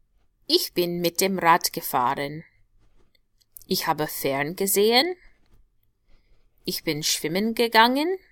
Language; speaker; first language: German; non-native, fluent; English